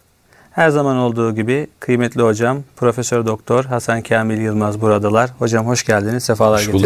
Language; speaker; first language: Turkish; native; Turkish